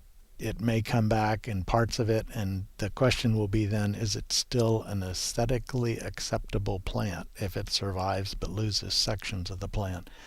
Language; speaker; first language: English; native; English